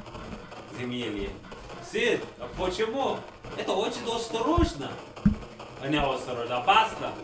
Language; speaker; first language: Russian; non-native, learner; English